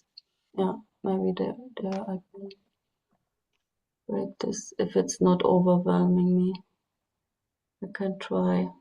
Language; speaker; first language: English; non-native, fluent; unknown